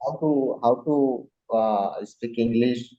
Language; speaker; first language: English; non-native, learner; Bangla